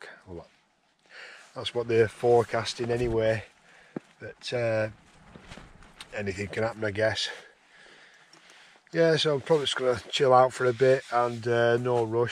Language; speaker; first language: English; native; English